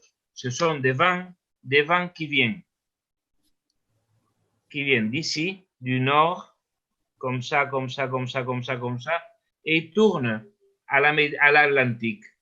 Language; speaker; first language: French; non-native, learner; Spanish